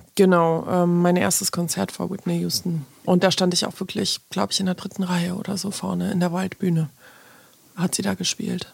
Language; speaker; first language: German; early bilingual, other home language; Polish